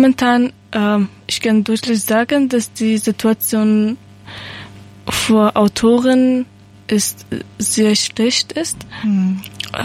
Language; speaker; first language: German; non-native, learner; Persian